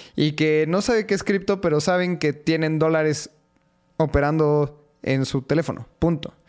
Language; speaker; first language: Spanish; native; Spanish